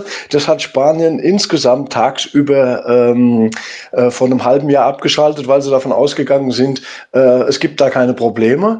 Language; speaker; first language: German; native; German